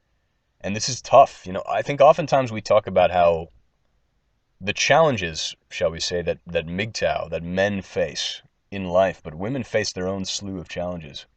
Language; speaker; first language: English; native; English